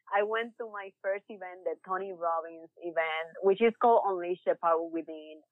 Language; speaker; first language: English; early bilingual, other home language; Spanish